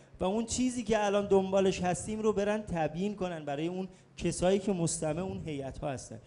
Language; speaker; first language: Persian; native; Persian